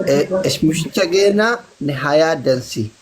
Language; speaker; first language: German; non-native, learner; Oromo